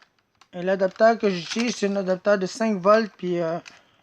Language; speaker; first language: French; native; French